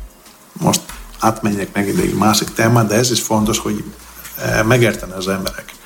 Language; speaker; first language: Hungarian; non-native, fluent; Greek